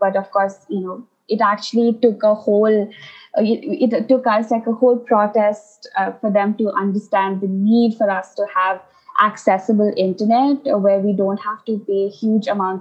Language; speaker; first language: English; non-native, local second language; Nepali